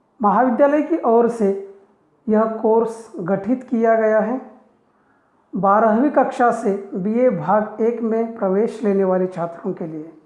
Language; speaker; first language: Hindi; non-native, local second language; Marathi